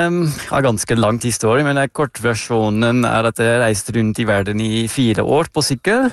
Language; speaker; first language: Norwegian; non-native, fluent; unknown